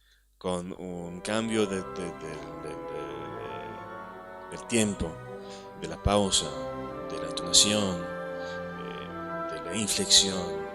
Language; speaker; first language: Spanish; non-native, fluent; Hebrew